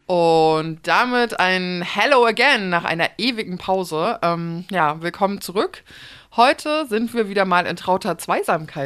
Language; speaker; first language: German; native; German